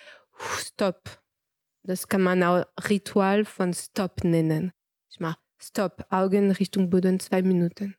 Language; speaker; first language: German; non-native, fluent; French